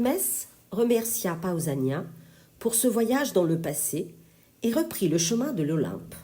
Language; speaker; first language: French; native; French